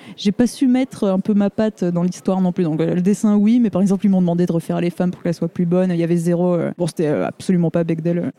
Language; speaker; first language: French; native; French